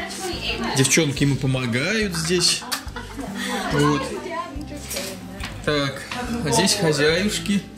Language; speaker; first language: Russian; native; Russian